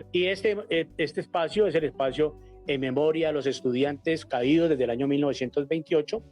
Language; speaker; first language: Spanish; native; Spanish